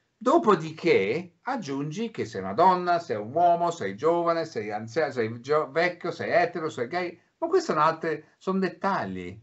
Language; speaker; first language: Italian; early bilingual, heritage; English